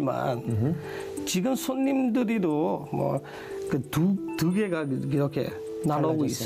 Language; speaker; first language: Korean; non-native, learner; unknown